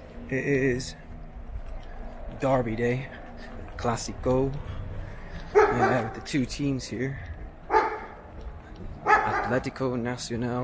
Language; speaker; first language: English; native; English